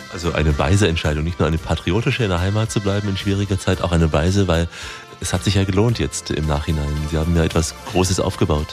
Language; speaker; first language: German; native; German